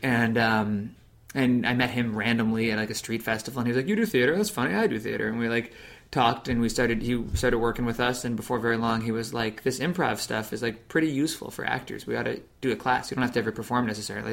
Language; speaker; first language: English; native; English